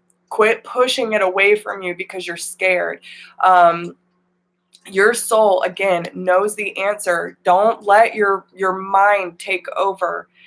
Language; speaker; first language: English; native; English